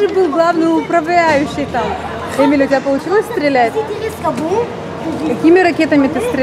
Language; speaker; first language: Russian; native; Russian